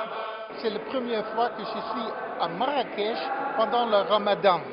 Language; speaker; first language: French; non-native, fluent; Dutch